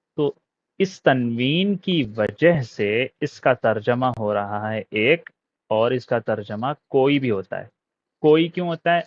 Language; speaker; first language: Urdu; native; Urdu